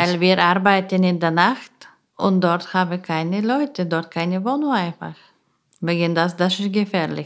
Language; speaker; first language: German; non-native, learner; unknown